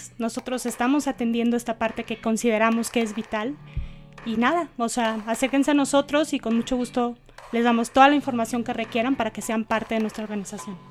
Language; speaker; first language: Spanish; native; Spanish